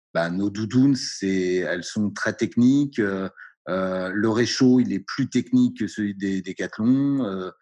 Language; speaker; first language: French; native; French